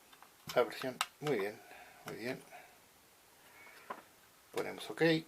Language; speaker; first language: Spanish; native; Spanish